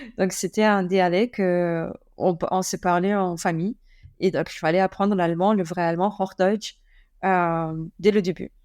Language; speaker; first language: French; non-native, fluent; Russian